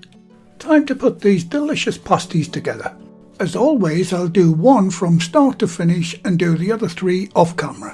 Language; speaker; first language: English; native; English